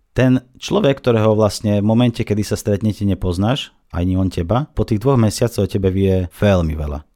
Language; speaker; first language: Slovak; non-native, fluent; Russian